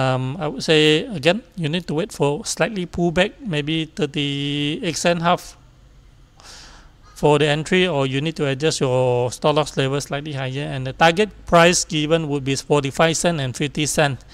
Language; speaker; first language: English; non-native, local second language; Chinese